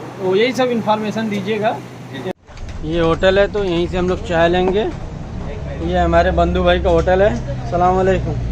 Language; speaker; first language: Hindi; native; Hindi